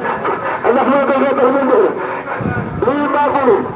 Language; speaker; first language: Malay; non-native, local second language; Madurese